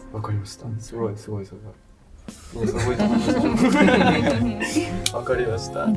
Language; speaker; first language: Japanese; non-native, learner; English